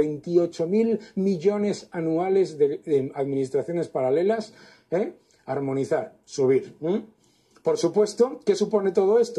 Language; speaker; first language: Spanish; native; Spanish